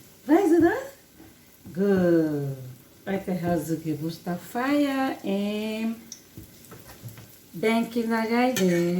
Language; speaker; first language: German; non-native, learner; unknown